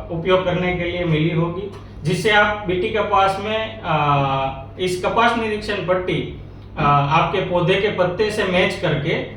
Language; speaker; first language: Hindi; non-native, local second language; Marathi